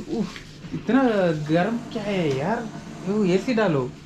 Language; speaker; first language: Hindi; non-native, local second language; Malayalam